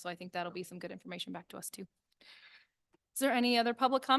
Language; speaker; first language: English; native; English